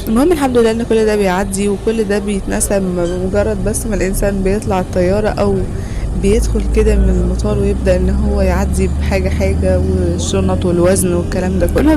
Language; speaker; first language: Arabic; native; Arabic